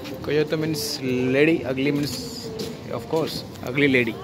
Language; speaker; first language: English; non-native, local second language; Hindi